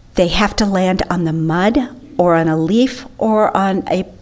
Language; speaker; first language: English; native; English